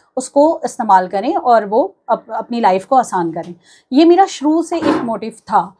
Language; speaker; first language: Urdu; native; Urdu